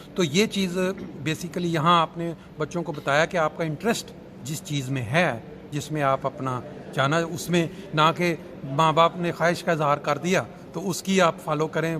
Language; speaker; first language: Urdu; non-native, local second language; Punjabi